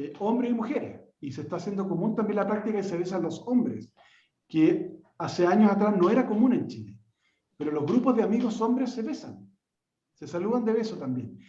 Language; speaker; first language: Spanish; native; Spanish